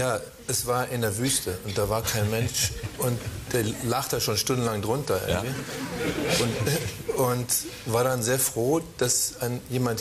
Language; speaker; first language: German; native; German